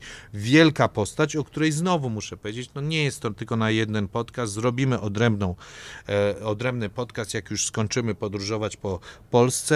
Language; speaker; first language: Polish; native; Polish